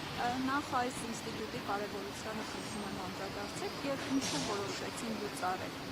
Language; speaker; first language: Armenian; native; Armenian